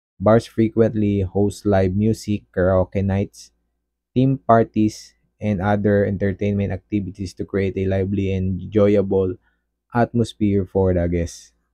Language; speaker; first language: English; non-native, local second language; Filipino